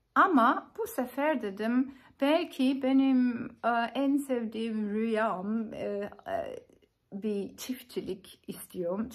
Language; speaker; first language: Turkish; non-native, learner; German